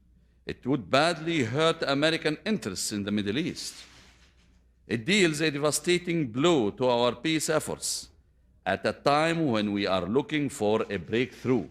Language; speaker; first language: English; non-native, fluent; Arabic